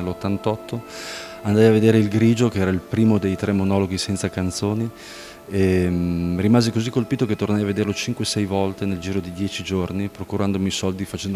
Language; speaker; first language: Italian; native; Italian